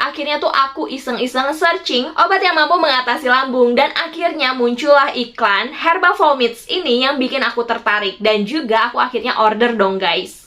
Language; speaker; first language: Indonesian; native; Indonesian